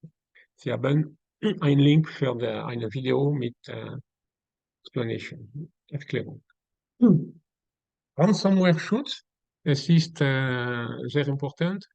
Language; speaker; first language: German; non-native, learner; French